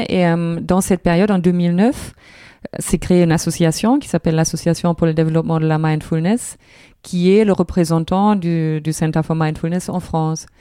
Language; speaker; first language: French; non-native, fluent; German